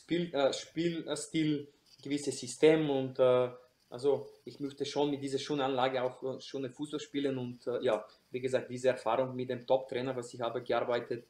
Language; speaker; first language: German; non-native, fluent; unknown